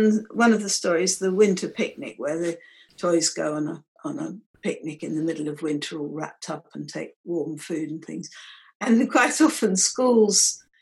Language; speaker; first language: English; native; English